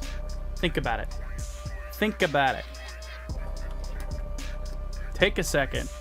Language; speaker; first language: English; native; English